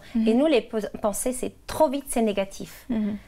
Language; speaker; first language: French; non-native, fluent; German